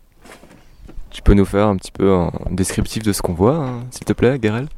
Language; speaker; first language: French; native; French